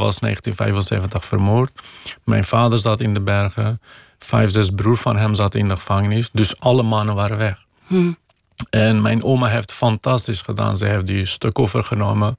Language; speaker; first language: Dutch; non-native, fluent; Kurdish